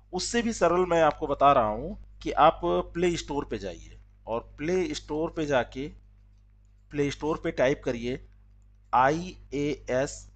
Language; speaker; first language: Hindi; native; Hindi